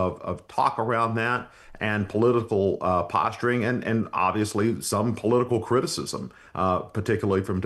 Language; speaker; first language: English; native; English